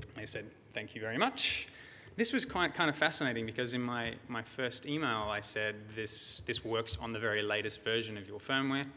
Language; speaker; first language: English; native; English